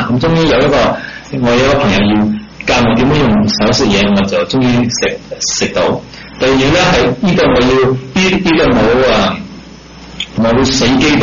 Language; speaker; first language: Chinese; early bilingual, heritage; Cantonese